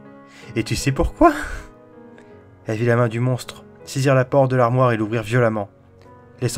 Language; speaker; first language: French; native; French